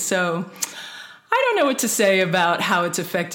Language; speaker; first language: English; native; English